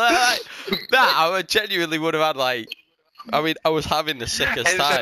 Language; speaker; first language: English; native; English